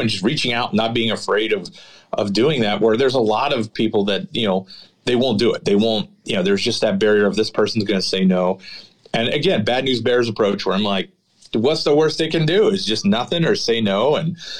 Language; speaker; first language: English; native; English